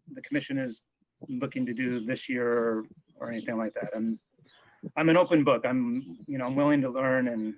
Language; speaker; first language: English; native; English